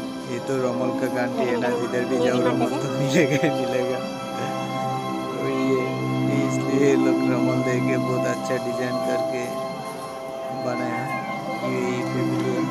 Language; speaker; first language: Hindi; non-native, fluent; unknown